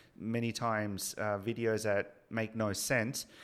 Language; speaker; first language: English; early bilingual, other home language; Spanish